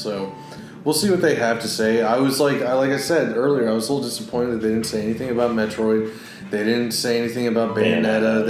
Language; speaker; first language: English; native; English